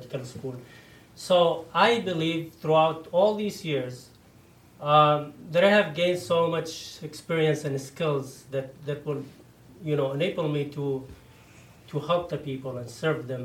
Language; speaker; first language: English; non-native, fluent; Arabic